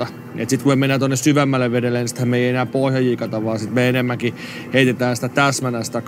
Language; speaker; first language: Finnish; native; Finnish